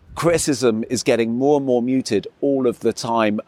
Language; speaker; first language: English; native; English